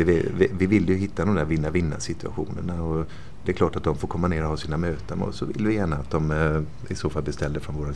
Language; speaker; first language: Swedish; native; Swedish